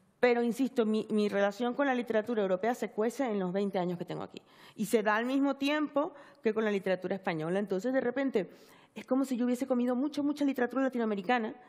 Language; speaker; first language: Spanish; native; Spanish